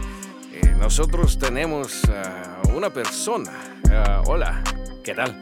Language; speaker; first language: Spanish; non-native, learner; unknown